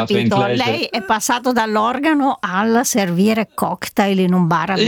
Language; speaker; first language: Italian; native; Italian